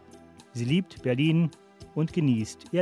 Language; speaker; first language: German; native; German